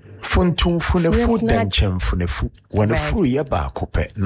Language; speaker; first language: English; non-native, local second language; Akan